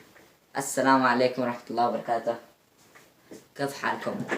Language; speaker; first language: Arabic; native; Arabic